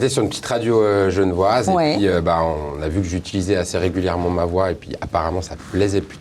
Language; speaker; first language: French; native; French